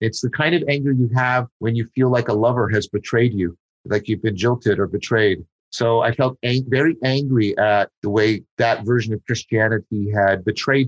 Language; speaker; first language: English; native; English